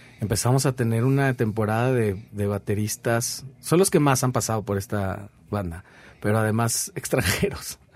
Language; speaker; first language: Spanish; native; Spanish